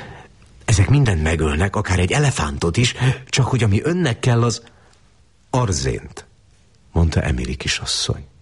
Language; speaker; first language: Hungarian; native; Hungarian